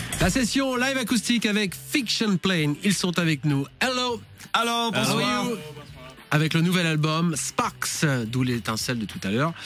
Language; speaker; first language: French; native; French